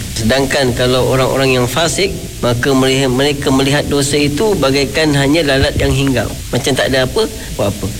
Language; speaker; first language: Malay; native; Malay